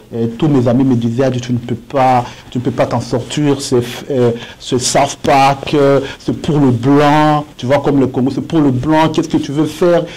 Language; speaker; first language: French; non-native, local second language; Swahili